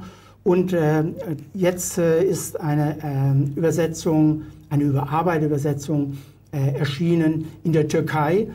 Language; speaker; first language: German; native; German